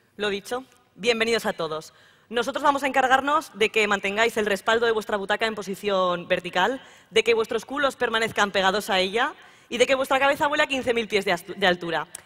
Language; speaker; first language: Spanish; native; Spanish